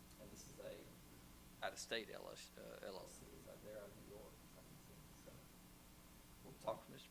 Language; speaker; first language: English; native; English